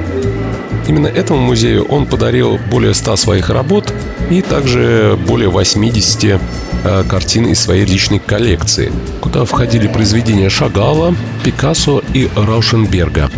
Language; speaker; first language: Russian; native; Russian